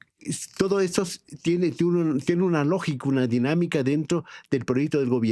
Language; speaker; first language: Spanish; native; Spanish